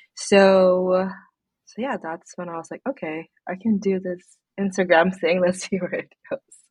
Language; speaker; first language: English; non-native, local second language; Filipino